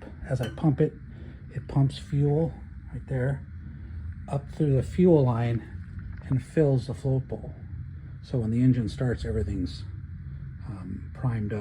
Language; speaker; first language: English; native; English